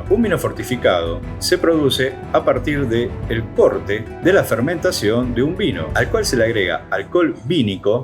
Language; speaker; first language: Spanish; native; Spanish